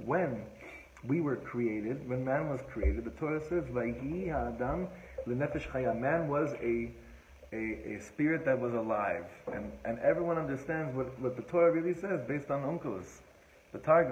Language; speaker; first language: English; native; English